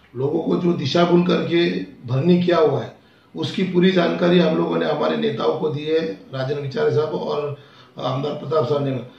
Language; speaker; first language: Hindi; non-native, local second language; Marathi